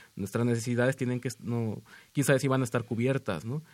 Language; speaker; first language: Spanish; native; Spanish